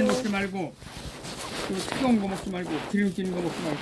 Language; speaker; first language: Korean; native; Korean